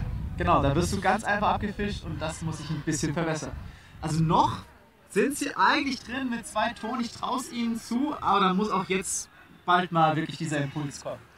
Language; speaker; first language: German; native; German